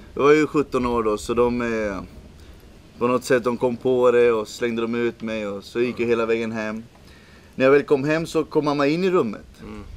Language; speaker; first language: Swedish; early bilingual, other home language; Spanish